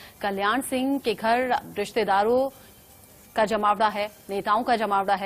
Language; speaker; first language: Hindi; native; Hindi